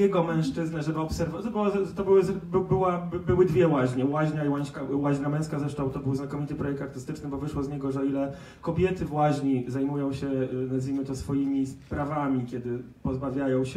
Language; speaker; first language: Polish; native; Polish